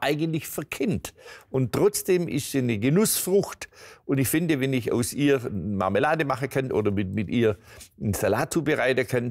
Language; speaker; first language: German; native; German